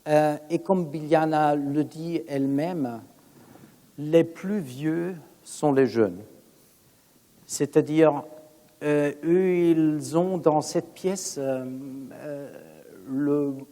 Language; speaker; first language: French; non-native, fluent; German